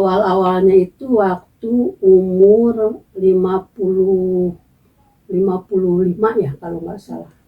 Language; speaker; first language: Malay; non-native, local second language; Sundanese